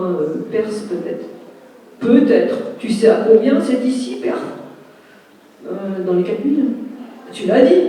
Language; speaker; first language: French; native; French